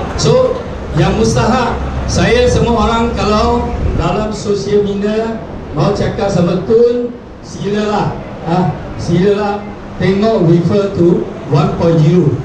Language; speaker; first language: Malay; non-native, local second language; Chinese